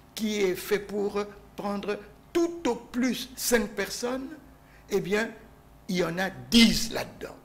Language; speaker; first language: French; non-native, local second language; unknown